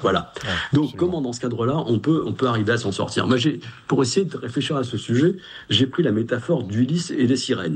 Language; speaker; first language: French; native; French